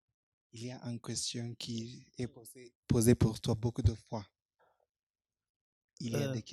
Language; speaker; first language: French; non-native, learner; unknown